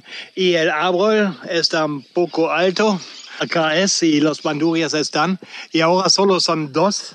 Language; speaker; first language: Spanish; non-native, local second language; German